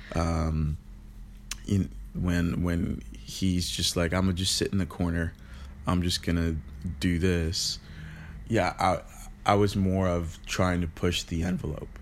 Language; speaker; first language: English; early bilingual, other home language; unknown